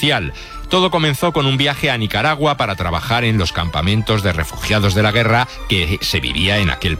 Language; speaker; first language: Spanish; native; Spanish